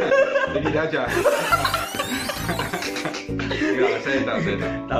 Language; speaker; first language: Indonesian; non-native, learner; Dutch